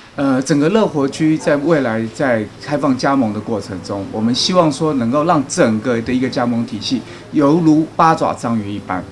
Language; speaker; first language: Chinese; native; Chinese